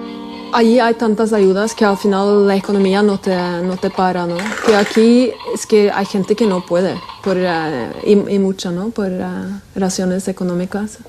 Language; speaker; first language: Spanish; non-native, fluent; Norwegian